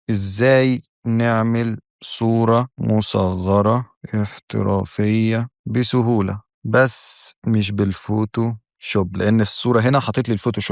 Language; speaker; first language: Arabic; native; Arabic